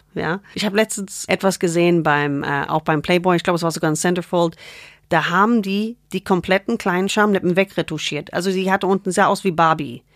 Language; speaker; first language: German; non-native, fluent; English